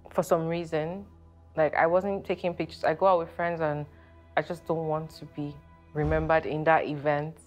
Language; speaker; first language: English; non-native, local second language; Yoruba